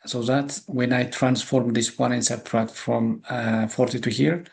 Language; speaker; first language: English; non-native, local second language; Amharic